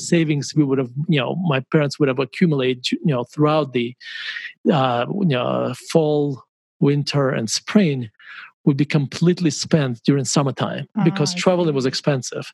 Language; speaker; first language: English; non-native, fluent; Russian